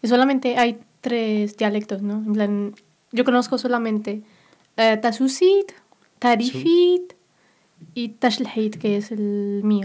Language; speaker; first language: Spanish; non-native, local second language; Berber languages